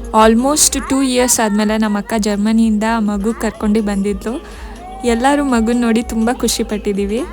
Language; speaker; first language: Kannada; non-native, local second language; Konkani